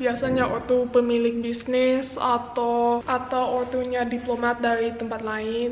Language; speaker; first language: Indonesian; non-native, local second language; English